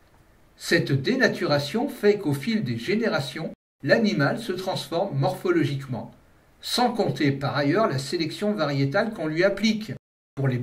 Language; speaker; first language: French; native; French